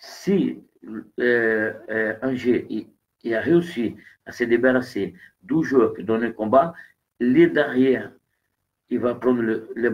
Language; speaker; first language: French; non-native, learner; Portuguese